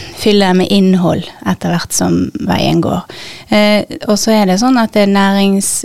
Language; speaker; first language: Norwegian; native; Norwegian